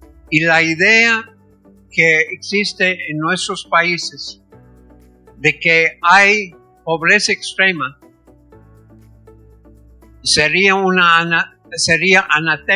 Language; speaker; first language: Spanish; non-native, fluent; English